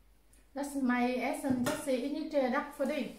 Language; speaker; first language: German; non-native, learner; Vietnamese